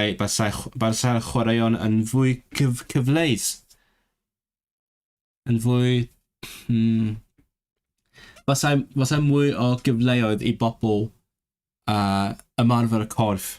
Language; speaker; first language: Welsh; non-native, learner; Cantonese